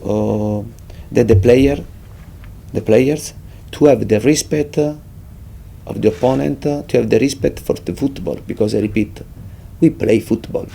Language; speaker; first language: English; non-native, fluent; Italian